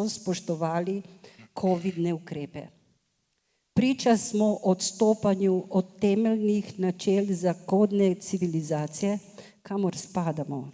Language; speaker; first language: Slovenian; native; Slovenian